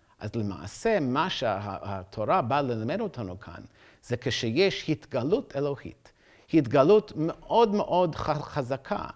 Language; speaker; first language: Hebrew; non-native, fluent; English